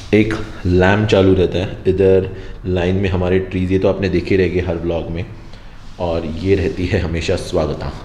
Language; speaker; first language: Hindi; native; Hindi